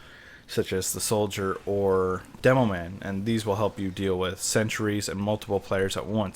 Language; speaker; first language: English; native; English